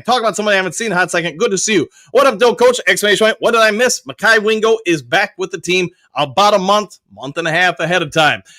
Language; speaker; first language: English; native; English